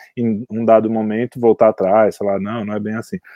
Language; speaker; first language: Portuguese; native; Portuguese